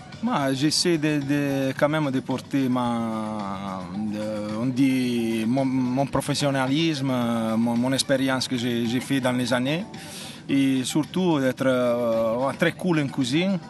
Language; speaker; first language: French; non-native, fluent; Italian